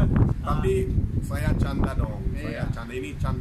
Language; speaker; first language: Indonesian; non-native, fluent; English